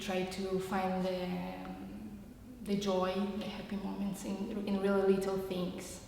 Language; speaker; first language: English; non-native, fluent; Russian